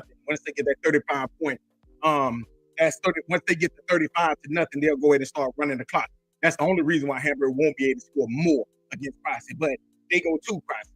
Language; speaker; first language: English; native; English